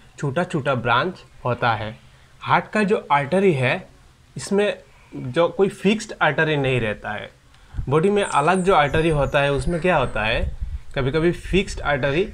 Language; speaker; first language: Hindi; non-native, local second language; Bangla